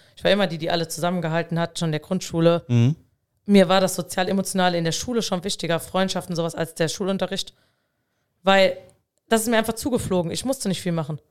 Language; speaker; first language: German; native; German